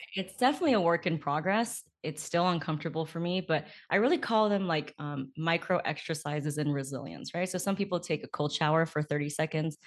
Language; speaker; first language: English; native; English